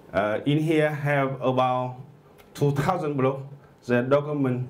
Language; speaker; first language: English; non-native, learner; Vietnamese